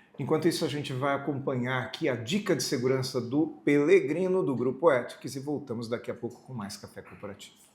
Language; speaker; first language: Portuguese; native; Portuguese